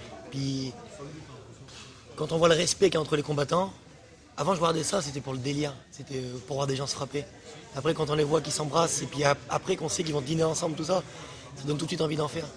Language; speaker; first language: French; native; French